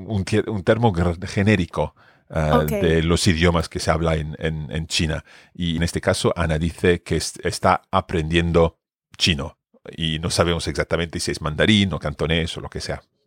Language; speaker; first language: Spanish; non-native, fluent; English